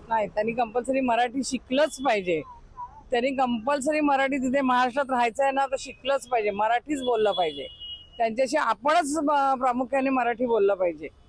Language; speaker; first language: Marathi; native; Marathi